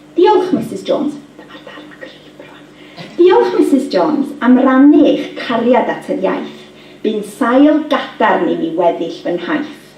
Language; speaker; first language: Welsh; native; Welsh